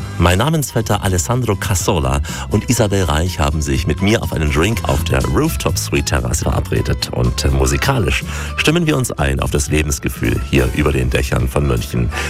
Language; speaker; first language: German; native; German